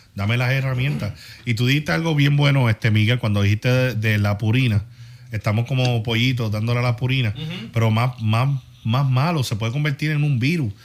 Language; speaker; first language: Spanish; early bilingual, heritage; Spanish